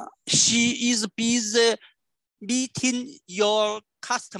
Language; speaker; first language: English; non-native, learner; Vietnamese